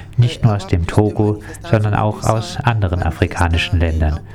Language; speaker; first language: German; non-native, fluent; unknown